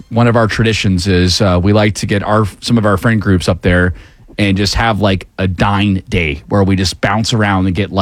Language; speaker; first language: English; native; English